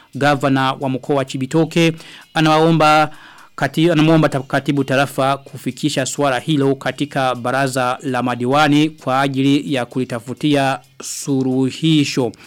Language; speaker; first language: Swahili; non-native, local second language; Rundi